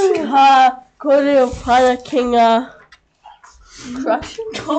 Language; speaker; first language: Māori; non-native, local second language; English